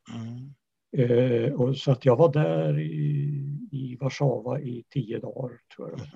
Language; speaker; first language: Swedish; early bilingual, other home language; Yiddish